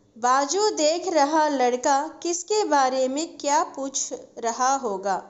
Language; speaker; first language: Hindi; non-native, local second language; Telugu